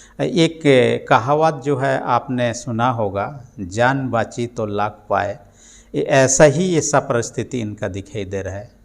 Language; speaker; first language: Hindi; native; Hindi